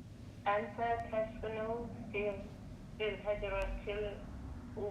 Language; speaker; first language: Arabic; non-native, learner; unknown